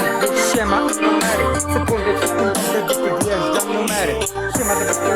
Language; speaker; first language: Polish; native; Polish